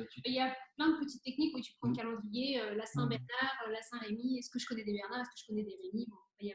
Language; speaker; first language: French; native; French